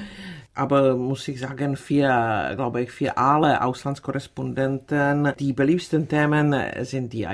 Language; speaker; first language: German; non-native, fluent; Czech